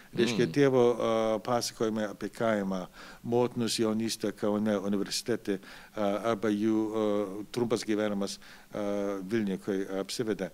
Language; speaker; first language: Lithuanian; early bilingual, heritage; Lithuanian